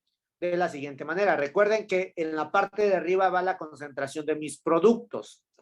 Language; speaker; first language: Spanish; native; Spanish